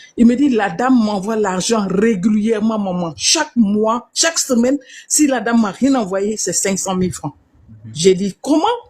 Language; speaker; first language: French; non-native, local second language; Wolof